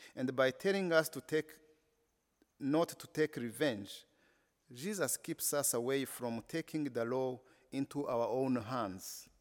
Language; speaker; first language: English; non-native, local second language; Kinyarwanda